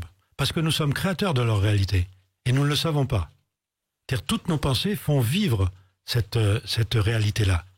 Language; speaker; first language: French; native; French